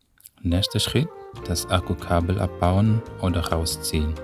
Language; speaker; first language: German; non-native, fluent; Indonesian